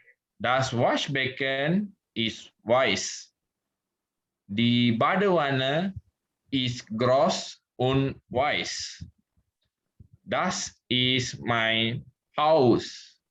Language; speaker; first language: German; non-native, learner; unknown